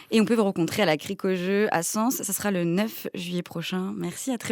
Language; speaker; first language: French; native; French